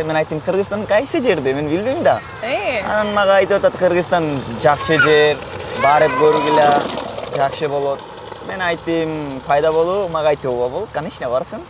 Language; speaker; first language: Kyrgyz; non-native, learner; Bangla